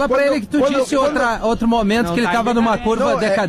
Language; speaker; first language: Portuguese; native; Portuguese